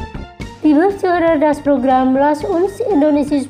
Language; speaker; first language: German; non-native, fluent; Indonesian